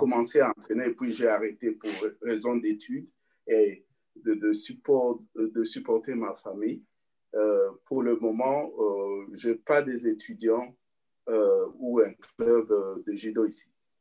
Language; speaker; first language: French; non-native, local second language; Lingala